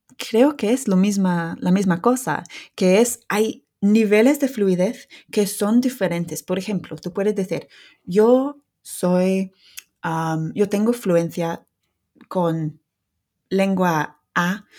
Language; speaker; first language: Spanish; non-native, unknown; English